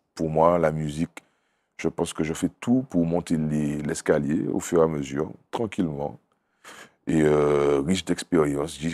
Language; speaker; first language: French; native; French